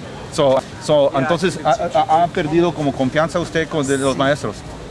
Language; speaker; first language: Spanish; early bilingual, heritage; Spanish